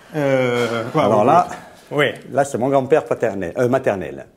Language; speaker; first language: French; native; French